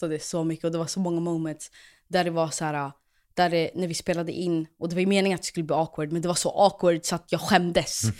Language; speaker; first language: Swedish; native; Swedish